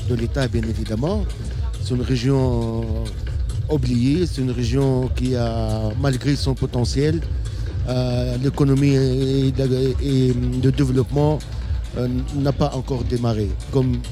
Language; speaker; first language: French; non-native, local second language; Arabic